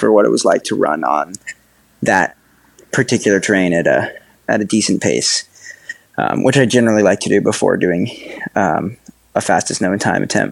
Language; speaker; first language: English; native; English